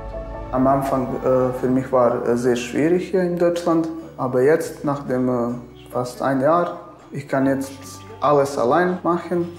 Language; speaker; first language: German; non-native, learner; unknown